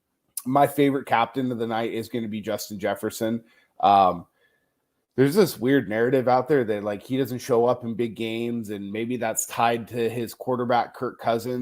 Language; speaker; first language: English; native; English